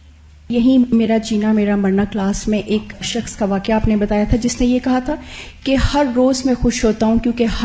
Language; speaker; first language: Urdu; native; Urdu